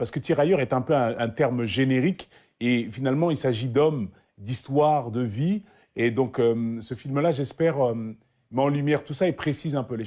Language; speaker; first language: French; native; French